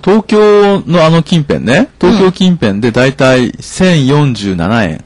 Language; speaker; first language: Japanese; native; Japanese